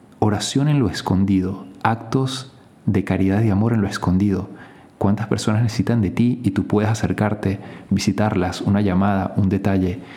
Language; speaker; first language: Spanish; native; Spanish